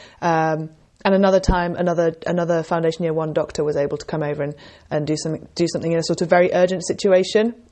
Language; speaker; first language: English; native; English